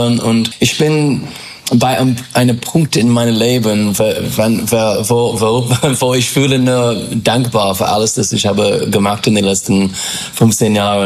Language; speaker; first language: German; non-native, fluent; English